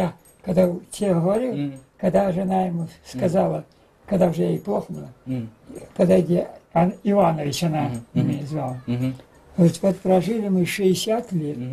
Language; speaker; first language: Russian; native; Russian